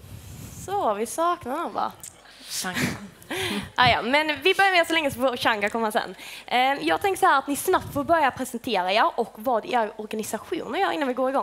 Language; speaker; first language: Swedish; native; Swedish